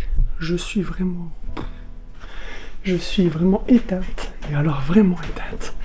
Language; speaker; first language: French; native; French